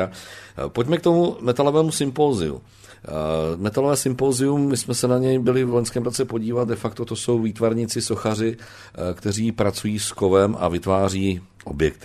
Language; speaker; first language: Czech; native; Czech